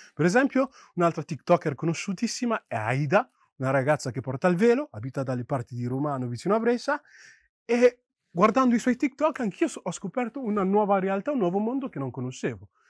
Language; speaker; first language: Italian; early bilingual, other home language; Yoruba